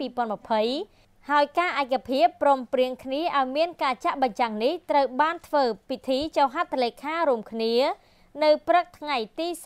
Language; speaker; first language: Khmer; native; Khmer